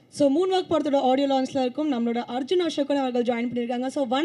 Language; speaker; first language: Tamil; native; Tamil